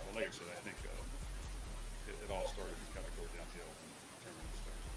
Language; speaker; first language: English; native; English